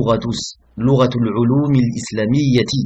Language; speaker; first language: Arabic; non-native, fluent; French